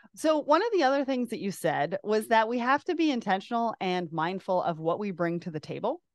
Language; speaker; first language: English; native; English